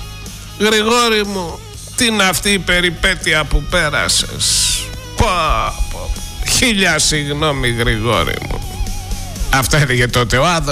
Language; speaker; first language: Greek; native; Greek